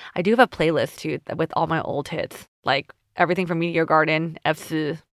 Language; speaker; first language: English; early bilingual, other home language; Chinese